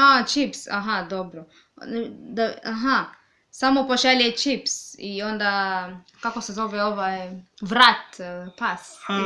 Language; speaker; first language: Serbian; non-native, learner; English